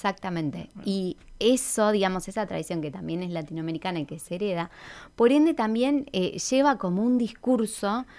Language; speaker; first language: Spanish; native; Spanish